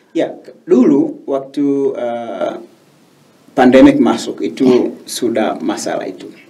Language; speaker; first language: Malay; non-native, learner; Swahili